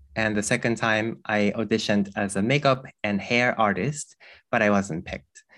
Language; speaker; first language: English; non-native, fluent; Japanese